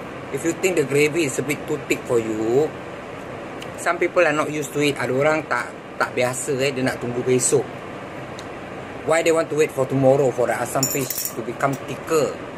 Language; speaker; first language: English; non-native, local second language; Malay